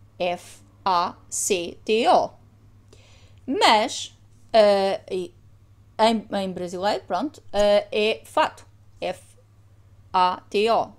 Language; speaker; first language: Portuguese; native; Portuguese